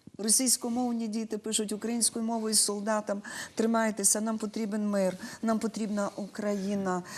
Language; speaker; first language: Ukrainian; native; Ukrainian